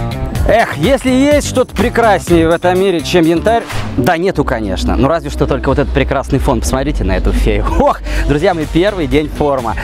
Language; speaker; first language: Russian; native; Russian